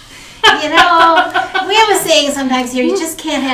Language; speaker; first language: English; native; English